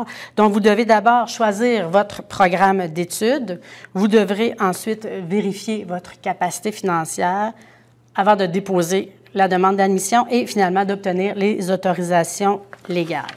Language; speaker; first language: French; native; French